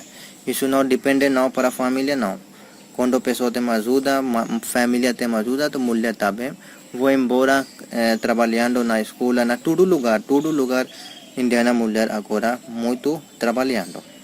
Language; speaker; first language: Portuguese; non-native, learner; Hindi